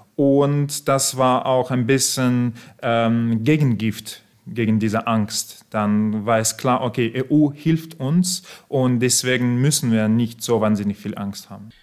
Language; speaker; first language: German; non-native, fluent; Belarusian